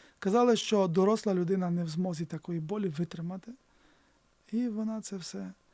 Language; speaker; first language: Ukrainian; native; Ukrainian